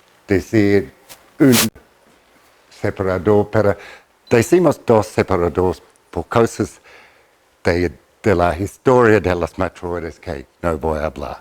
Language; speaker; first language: Spanish; non-native, fluent; English